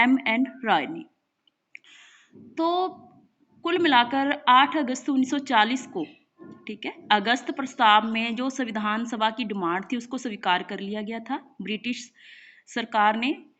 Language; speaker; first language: Hindi; non-native, local second language; Punjabi